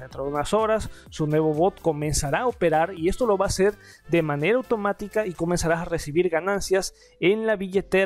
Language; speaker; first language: Spanish; native; Spanish